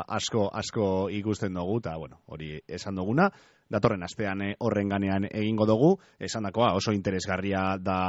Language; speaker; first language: Basque; native; Basque